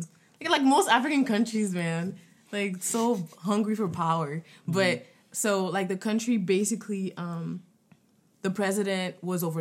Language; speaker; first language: English; non-native, fluent; French